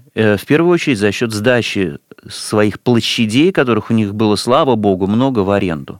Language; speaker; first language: Russian; native; Russian